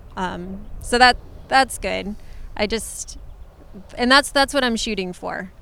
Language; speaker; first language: English; native; English